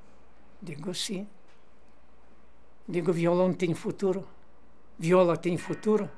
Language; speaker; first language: Portuguese; non-native, learner; Ukrainian